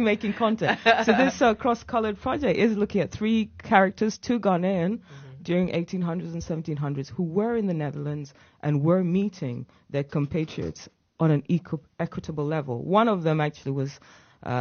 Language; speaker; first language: English; native; English